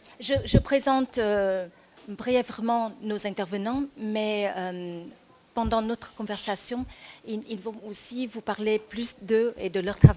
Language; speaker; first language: French; non-native, fluent; Vietnamese